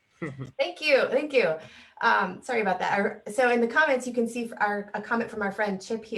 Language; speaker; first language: English; native; English